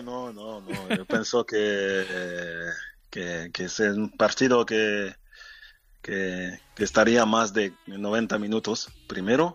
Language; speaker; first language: Spanish; non-native, fluent; French